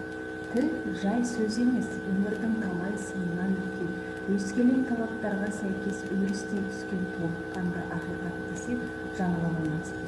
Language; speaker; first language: Kazakh; native; Kazakh